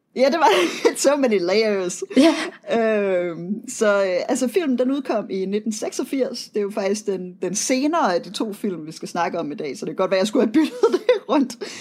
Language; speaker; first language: Danish; native; Danish